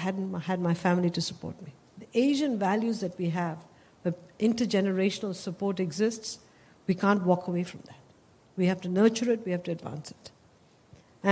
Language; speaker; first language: English; non-native, local second language; Tamil